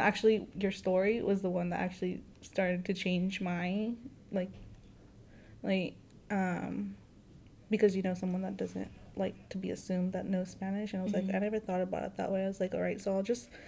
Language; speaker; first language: English; native; English